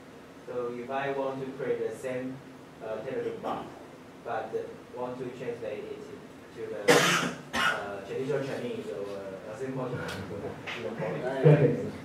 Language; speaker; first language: English; non-native, fluent; Chinese